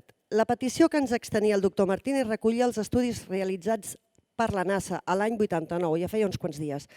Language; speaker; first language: Catalan; native; Catalan